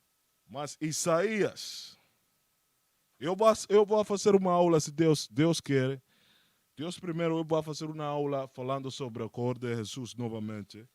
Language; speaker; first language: Portuguese; non-native, fluent; Spanish